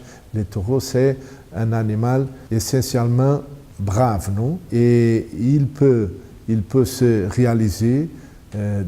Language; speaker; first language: French; non-native, fluent; Portuguese